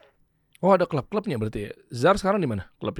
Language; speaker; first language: Indonesian; native; Indonesian